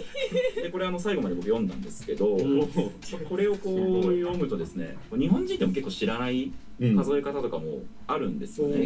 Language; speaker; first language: Japanese; native; Japanese